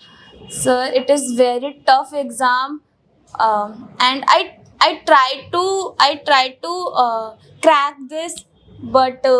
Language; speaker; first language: English; non-native, learner; Hindi